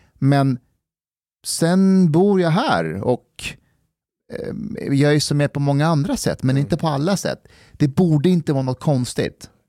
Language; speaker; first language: Swedish; early bilingual, other home language; Persian